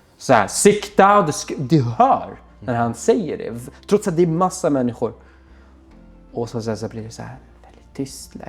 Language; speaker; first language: Swedish; non-native, fluent; Arabic